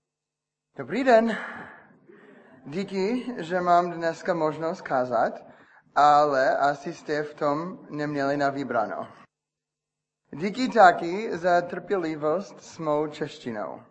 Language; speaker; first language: Czech; non-native, fluent; English